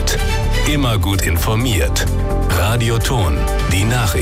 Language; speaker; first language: German; native; German